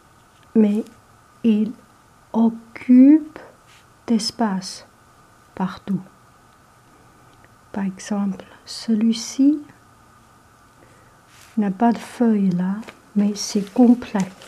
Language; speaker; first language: French; non-native, learner; Chinese